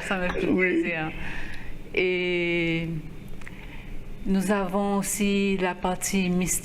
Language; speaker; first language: French; non-native, local second language; Haitian Creole